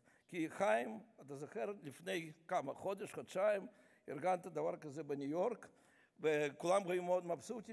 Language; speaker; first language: Hebrew; non-native, fluent; Russian